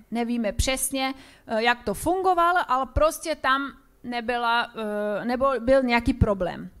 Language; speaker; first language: Czech; non-native, fluent; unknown